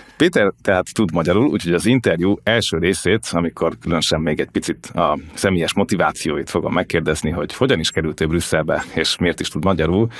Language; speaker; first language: Hungarian; native; Hungarian